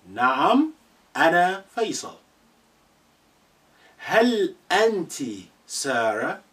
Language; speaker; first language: Arabic; non-native, fluent; English